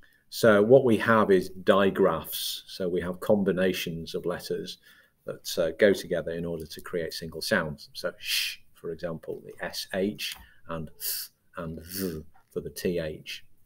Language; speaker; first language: English; native; English